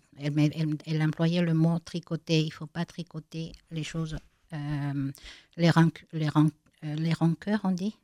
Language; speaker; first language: French; non-native, fluent; Spanish